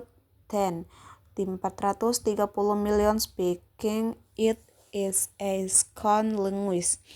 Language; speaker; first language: English; non-native, learner; Indonesian